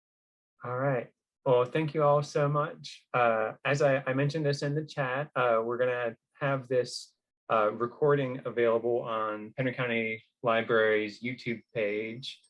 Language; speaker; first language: English; native; English